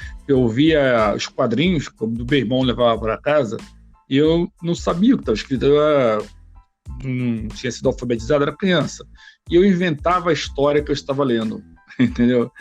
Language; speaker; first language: Portuguese; native; Portuguese